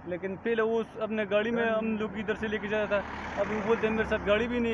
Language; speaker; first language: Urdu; non-native, local second language; Pashto